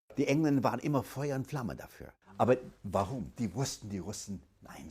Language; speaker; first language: German; non-native, fluent; English